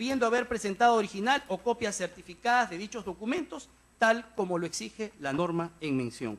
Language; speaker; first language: Spanish; native; Spanish